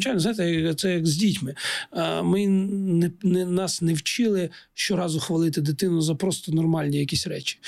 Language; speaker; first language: Ukrainian; non-native, local second language; Russian